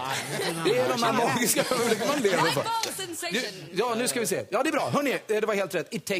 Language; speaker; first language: Swedish; native; Swedish